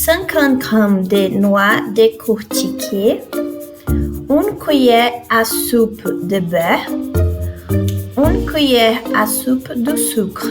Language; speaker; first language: French; non-native, learner; Portuguese